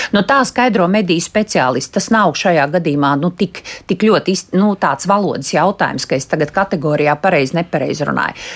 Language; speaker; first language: Latvian; native; Latvian